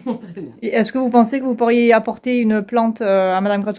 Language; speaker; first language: French; native; French